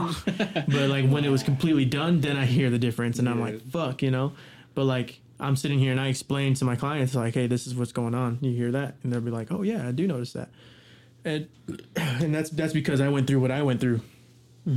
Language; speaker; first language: English; native; English